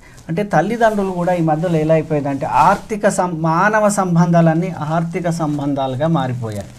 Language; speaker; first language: Telugu; native; Telugu